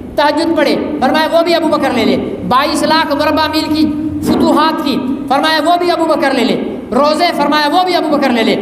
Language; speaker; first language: Urdu; non-native, local second language; Sindhi